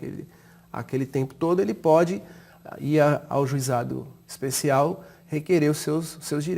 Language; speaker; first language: Portuguese; native; Portuguese